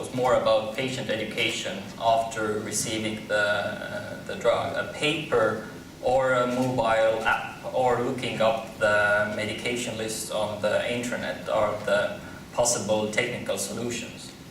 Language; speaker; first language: English; non-native, fluent; Estonian